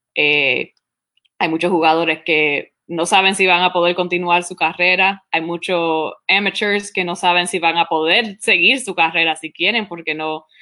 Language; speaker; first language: Spanish; early bilingual, heritage; Spanish